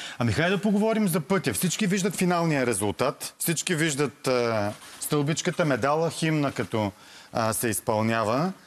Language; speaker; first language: Bulgarian; native; Bulgarian